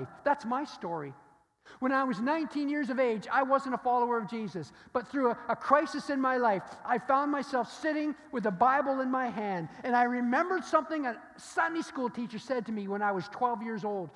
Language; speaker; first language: English; native; English